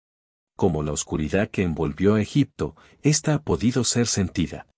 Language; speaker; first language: Spanish; native; Spanish